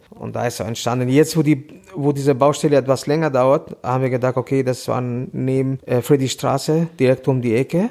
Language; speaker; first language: German; non-native, fluent; Albanian